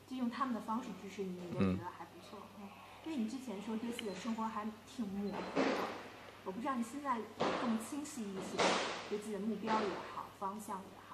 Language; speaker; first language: Chinese; native; Chinese